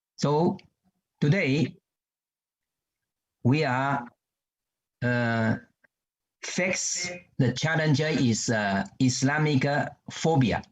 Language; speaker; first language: English; non-native, learner; Chinese